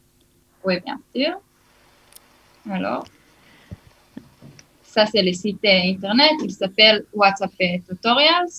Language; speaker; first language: French; early bilingual, heritage; Hebrew